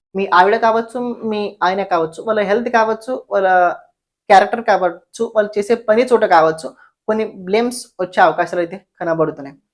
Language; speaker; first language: Telugu; non-native, local second language; Marathi